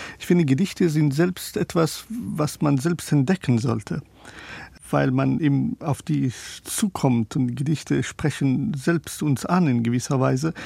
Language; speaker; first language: German; non-native, fluent; Persian